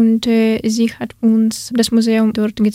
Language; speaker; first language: German; non-native, fluent; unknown